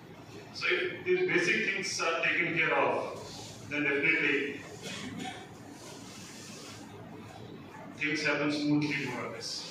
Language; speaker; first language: English; non-native, local second language; Telugu